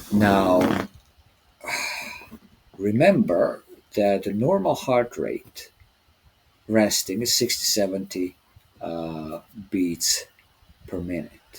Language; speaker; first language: English; non-native, fluent; Serbian